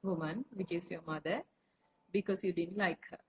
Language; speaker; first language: English; non-native, local second language; Sinhala